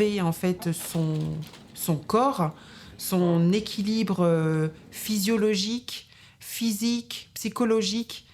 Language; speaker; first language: French; native; French